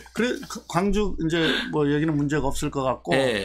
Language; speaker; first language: Korean; native; Korean